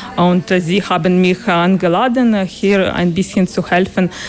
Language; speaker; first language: German; non-native, learner; Ukrainian